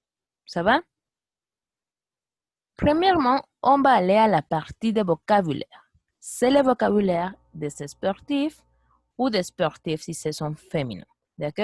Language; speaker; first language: French; non-native, fluent; Spanish